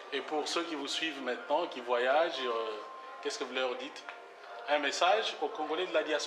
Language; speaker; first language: French; native; French